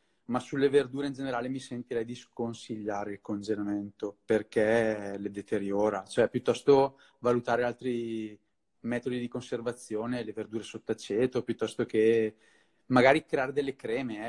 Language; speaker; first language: Italian; native; Italian